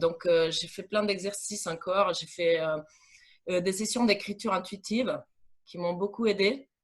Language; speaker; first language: French; non-native, fluent; Italian